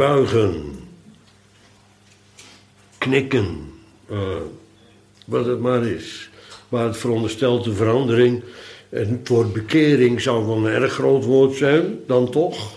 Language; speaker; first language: Dutch; native; Dutch